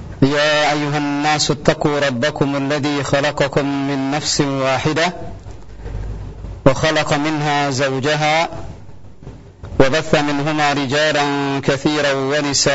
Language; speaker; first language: Arabic; non-native, fluent; Indonesian